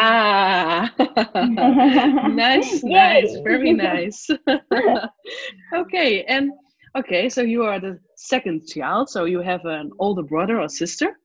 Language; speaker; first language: English; non-native, fluent; Dutch